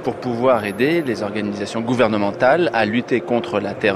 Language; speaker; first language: French; native; French